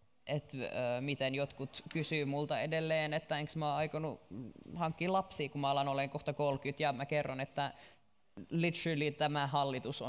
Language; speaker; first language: Finnish; native; Finnish